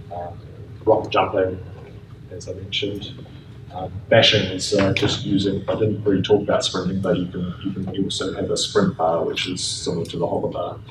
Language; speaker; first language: English; native; English